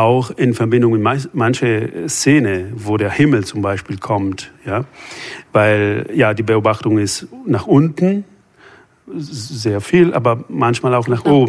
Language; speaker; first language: German; non-native, fluent; Italian